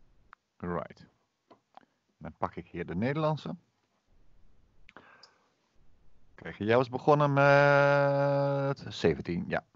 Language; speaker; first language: Dutch; native; Dutch